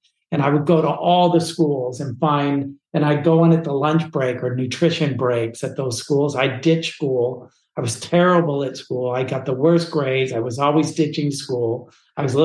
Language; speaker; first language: English; native; English